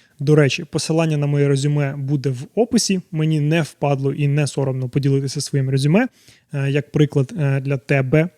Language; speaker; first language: Ukrainian; non-native, local second language; Russian